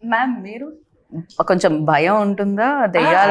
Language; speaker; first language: Telugu; native; Telugu